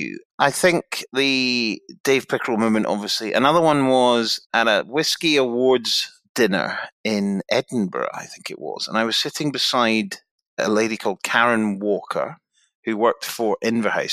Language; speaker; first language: English; native; English